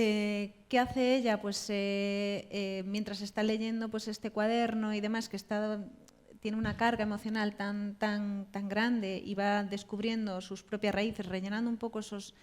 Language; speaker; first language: Spanish; native; Spanish